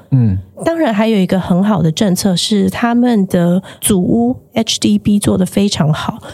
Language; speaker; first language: Chinese; native; Chinese